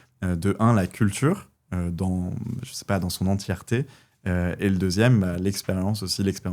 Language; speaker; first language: French; native; French